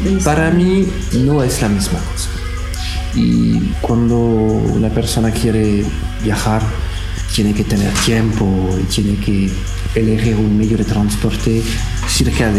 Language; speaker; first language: Spanish; non-native, fluent; French